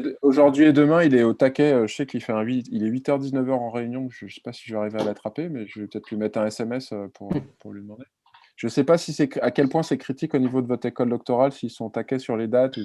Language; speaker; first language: French; native; French